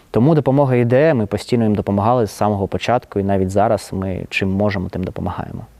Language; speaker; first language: Ukrainian; non-native, local second language; Russian